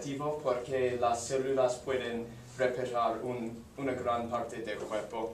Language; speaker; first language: Spanish; non-native, learner; English